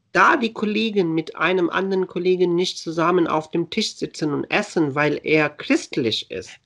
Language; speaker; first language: German; non-native, fluent; Urdu